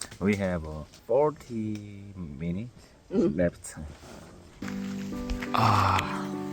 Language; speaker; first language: English; non-native, learner; Korean